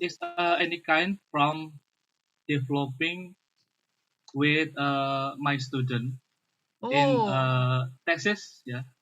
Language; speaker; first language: English; non-native, learner; Indonesian